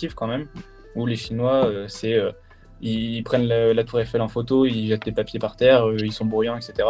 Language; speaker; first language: French; native; French